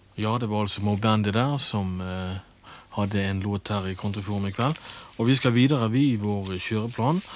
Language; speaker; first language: Norwegian; native; Norwegian